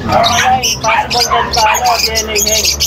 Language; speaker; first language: Filipino; native; Filipino